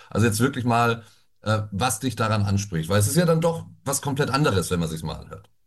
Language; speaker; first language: German; native; German